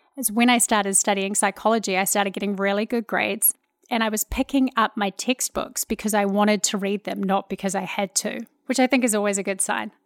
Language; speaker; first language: English; native; English